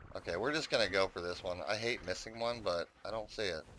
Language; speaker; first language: English; native; English